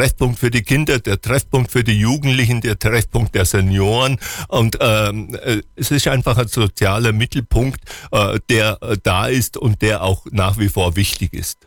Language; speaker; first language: German; native; German